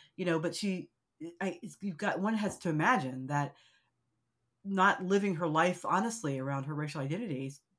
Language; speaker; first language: English; native; English